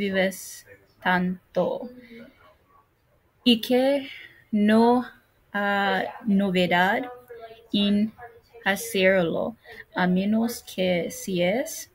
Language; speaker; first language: Spanish; non-native, learner; English